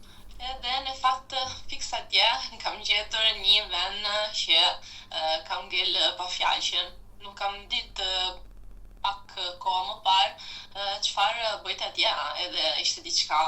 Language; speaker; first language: Albanian; non-native, fluent; Italian